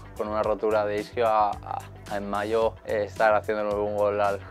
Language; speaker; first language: Spanish; native; Spanish